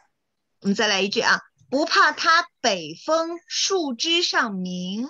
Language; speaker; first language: Chinese; native; Chinese